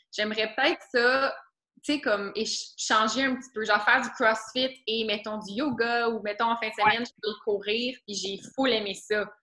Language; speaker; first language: French; native; French